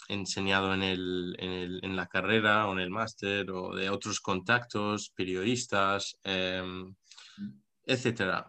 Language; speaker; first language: Spanish; non-native, local second language; Arabic